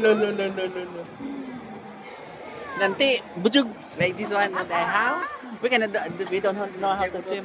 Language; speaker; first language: English; non-native, learner; Filipino